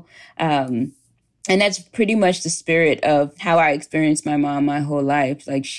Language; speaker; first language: English; native; English